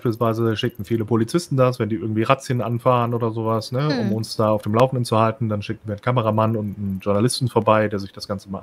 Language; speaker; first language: German; native; German